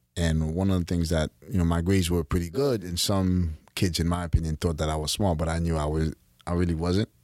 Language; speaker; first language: English; early bilingual, other home language; Haitian Creole